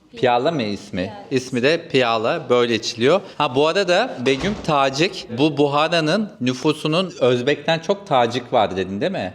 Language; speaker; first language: Turkish; native; Turkish